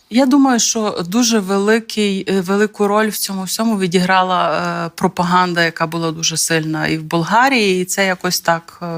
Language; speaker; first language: Ukrainian; native; Ukrainian